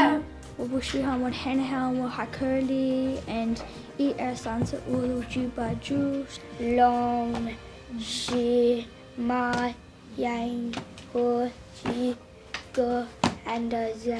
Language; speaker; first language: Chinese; non-native, learner; English